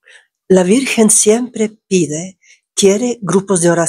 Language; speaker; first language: Spanish; non-native, fluent; Croatian